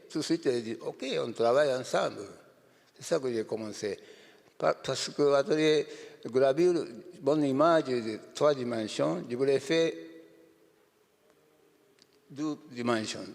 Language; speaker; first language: French; non-native, learner; Japanese